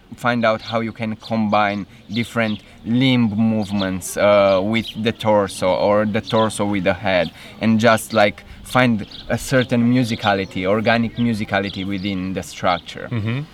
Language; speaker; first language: English; non-native, fluent; Romanian